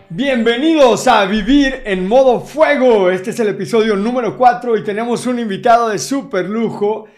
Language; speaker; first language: Spanish; native; Spanish